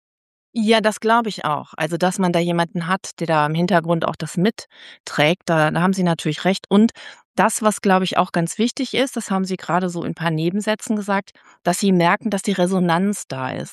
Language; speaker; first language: German; native; German